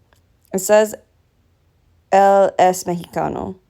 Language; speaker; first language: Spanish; non-native, learner; English